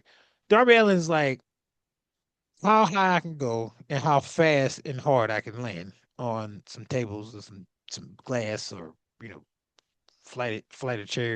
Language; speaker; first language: English; native; English